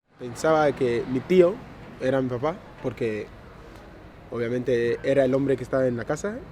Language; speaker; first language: Spanish; early bilingual, other home language; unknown